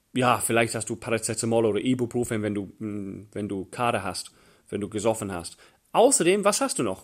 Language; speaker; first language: German; non-native, fluent; English